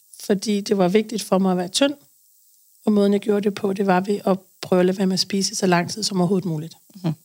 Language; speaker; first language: Danish; native; Danish